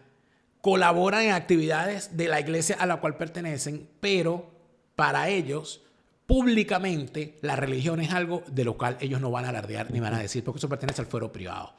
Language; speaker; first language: Spanish; native; Spanish